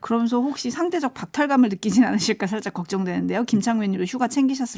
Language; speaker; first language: Korean; native; Korean